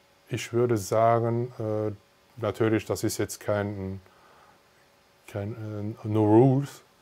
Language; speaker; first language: German; non-native, fluent; French